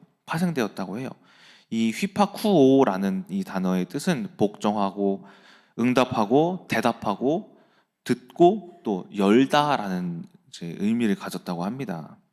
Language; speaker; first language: Korean; native; Korean